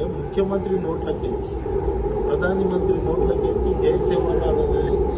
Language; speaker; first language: Telugu; non-native, local second language; Lambadi